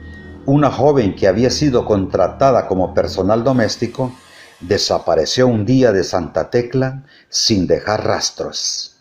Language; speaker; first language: Spanish; native; Spanish